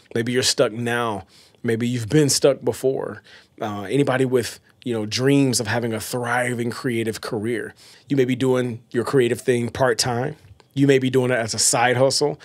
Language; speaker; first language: English; native; English